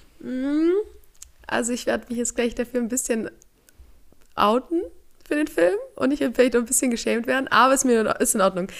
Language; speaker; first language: German; native; German